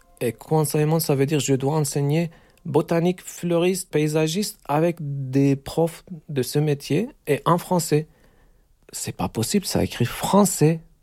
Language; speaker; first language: French; non-native, learner; Turkish